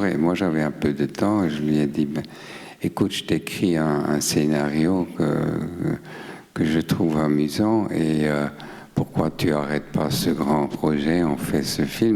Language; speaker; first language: French; non-native, local second language; German